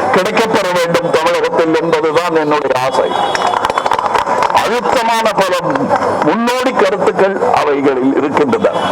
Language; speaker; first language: Tamil; native; Tamil